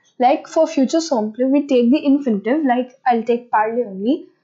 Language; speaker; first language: English; non-native, local second language; Hindi